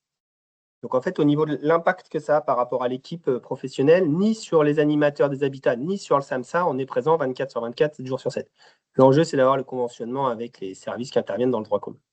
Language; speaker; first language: French; native; French